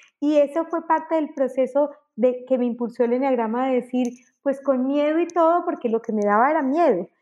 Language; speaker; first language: Spanish; native; Spanish